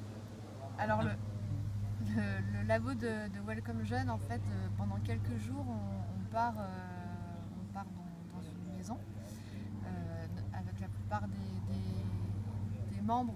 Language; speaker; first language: French; native; French